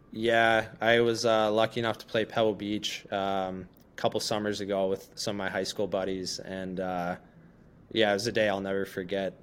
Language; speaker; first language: English; native; English